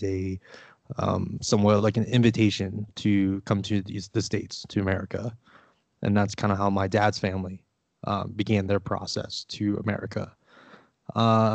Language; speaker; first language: English; early bilingual, other home language; Vietnamese